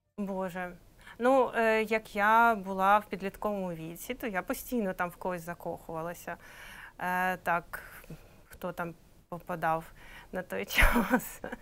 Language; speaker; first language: Ukrainian; native; Ukrainian